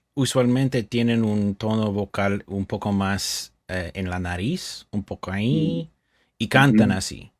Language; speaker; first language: Spanish; non-native, fluent; English